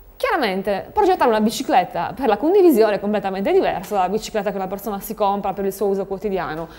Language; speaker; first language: Italian; native; Italian